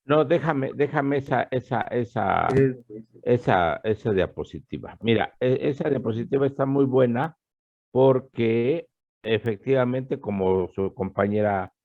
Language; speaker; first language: Spanish; native; Spanish